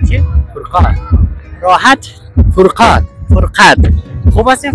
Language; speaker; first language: Persian; native; Persian